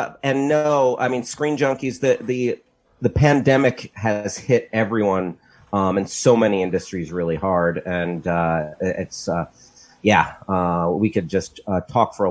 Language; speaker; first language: English; native; English